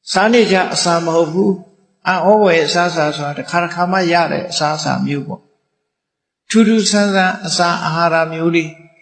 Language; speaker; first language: Burmese; native; Burmese